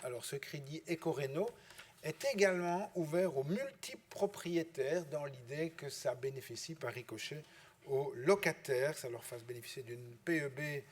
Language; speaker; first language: French; native; French